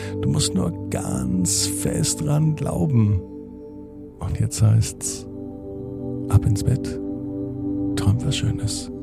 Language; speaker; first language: German; native; German